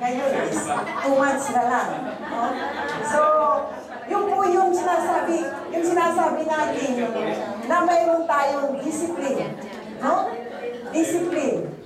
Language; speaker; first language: Filipino; non-native, local second language; Bikol